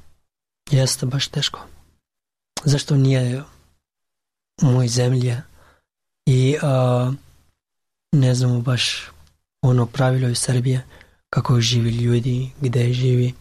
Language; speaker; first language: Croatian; non-native, learner; Pashto